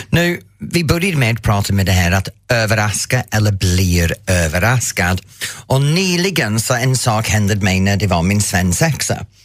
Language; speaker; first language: Swedish; non-native, fluent; English